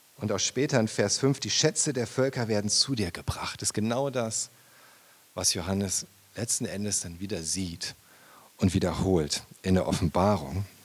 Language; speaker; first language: German; native; German